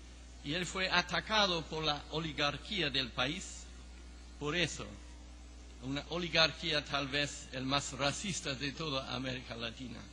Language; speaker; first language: Spanish; non-native, fluent; English